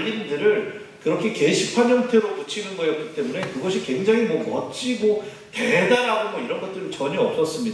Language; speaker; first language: Korean; native; Korean